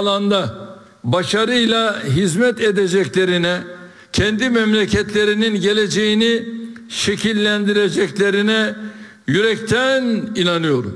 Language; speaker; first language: Turkish; native; Turkish